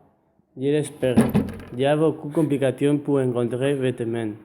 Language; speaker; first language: French; non-native, learner; Spanish